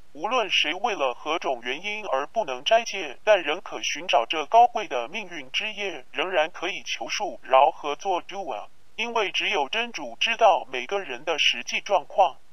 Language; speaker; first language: Chinese; non-native, local second language; Cantonese